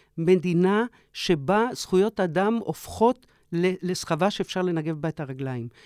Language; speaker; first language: Hebrew; early bilingual, other home language; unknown